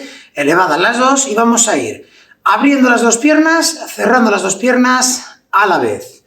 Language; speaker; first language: Spanish; native; Spanish